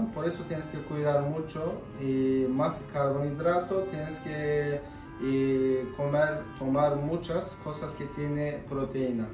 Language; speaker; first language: Spanish; non-native, fluent; Turkish